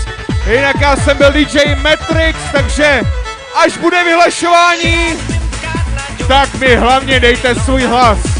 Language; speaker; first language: Czech; native; Czech